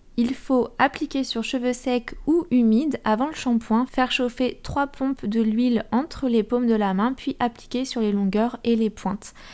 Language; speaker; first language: French; native; French